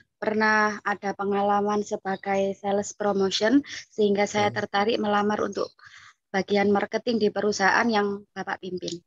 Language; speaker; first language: Indonesian; native; Indonesian